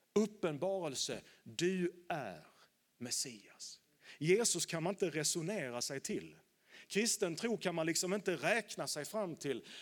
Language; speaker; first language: Swedish; native; Swedish